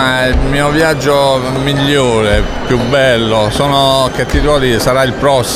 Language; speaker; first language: Italian; native; Italian